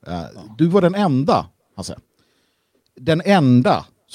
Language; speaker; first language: Swedish; native; Swedish